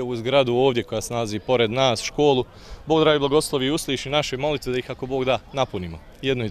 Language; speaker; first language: Serbian; native; Serbian